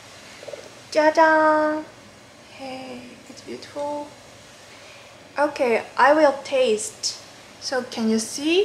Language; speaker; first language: English; non-native, learner; Japanese